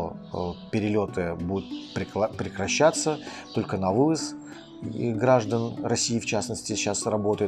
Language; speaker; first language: Russian; native; Russian